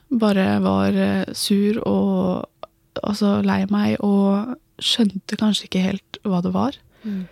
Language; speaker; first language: Norwegian; native; Norwegian